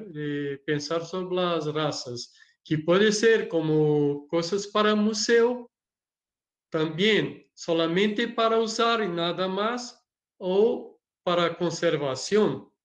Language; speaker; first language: Spanish; non-native, learner; Portuguese